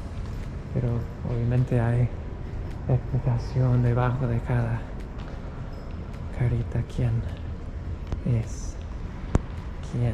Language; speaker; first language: Spanish; non-native, fluent; English